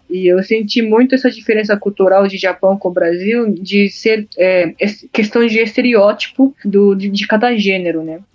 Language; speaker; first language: Portuguese; early bilingual, other home language; Japanese